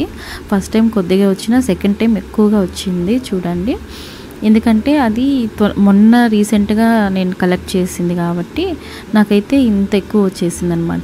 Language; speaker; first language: Telugu; native; Telugu